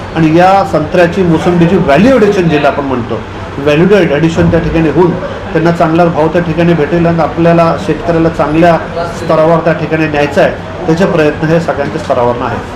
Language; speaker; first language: Marathi; native; Marathi